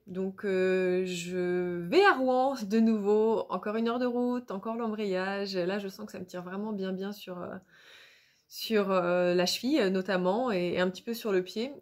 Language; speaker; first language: French; native; French